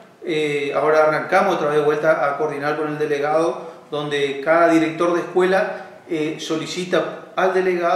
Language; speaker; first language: Spanish; native; Spanish